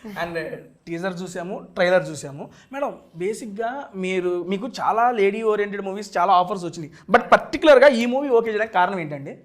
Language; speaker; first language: Telugu; native; Telugu